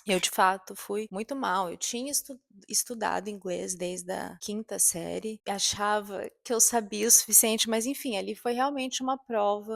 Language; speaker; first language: Portuguese; native; Portuguese